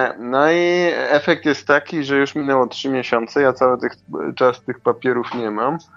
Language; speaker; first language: Polish; native; Polish